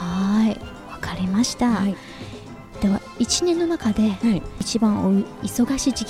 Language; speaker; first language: Japanese; non-native, fluent; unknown